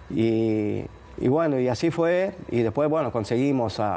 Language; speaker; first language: Spanish; native; Spanish